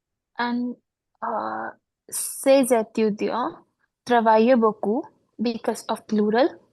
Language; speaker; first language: French; non-native, learner; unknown